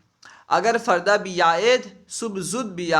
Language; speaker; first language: Persian; non-native, learner; Urdu